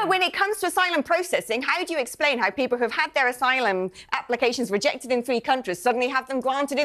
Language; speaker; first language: English; native; English